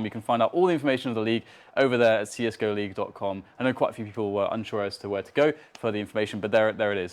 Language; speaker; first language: English; native; English